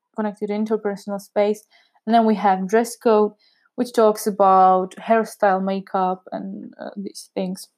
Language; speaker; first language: English; non-native, fluent; Czech